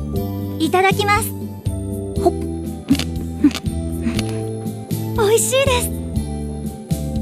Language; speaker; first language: Japanese; non-native, learner; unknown